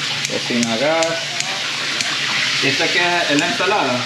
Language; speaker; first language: Spanish; early bilingual, heritage; Spanish